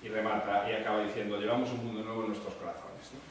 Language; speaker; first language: Spanish; native; Spanish